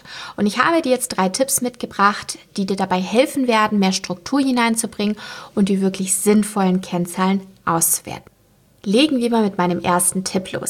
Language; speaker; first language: German; native; German